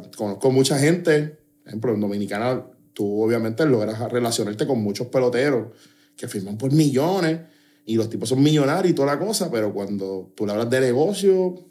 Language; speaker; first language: Spanish; native; Spanish